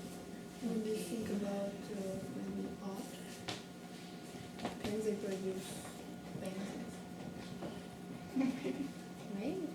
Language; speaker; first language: English; non-native, fluent; Russian